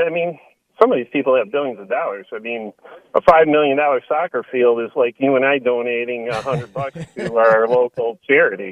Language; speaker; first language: English; native; English